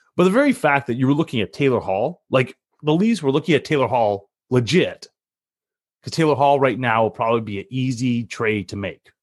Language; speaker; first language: English; native; English